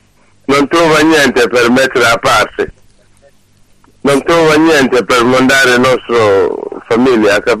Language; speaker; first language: Italian; non-native, learner; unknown